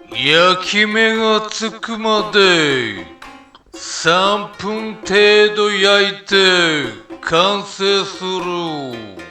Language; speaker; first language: Japanese; native; Japanese